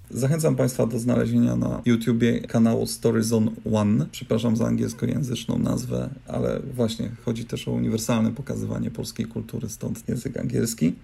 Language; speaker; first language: Polish; native; Polish